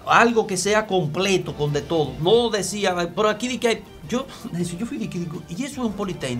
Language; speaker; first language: Spanish; native; Spanish